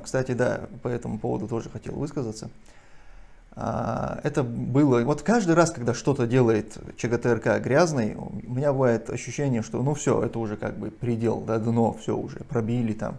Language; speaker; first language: Russian; non-native, local second language; Chechen